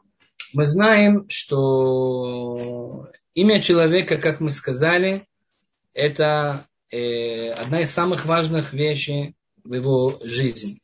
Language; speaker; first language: Russian; non-native, fluent; Hebrew